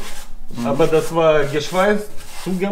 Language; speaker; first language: German; non-native, learner; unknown